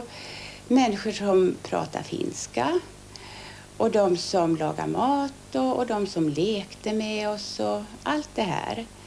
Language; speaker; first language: Swedish; early bilingual, other home language; Finnish